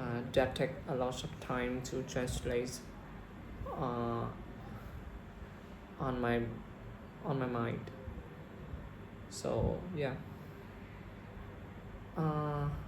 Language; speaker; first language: English; non-native, learner; Vietnamese